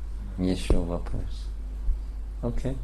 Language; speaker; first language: Russian; non-native, learner; English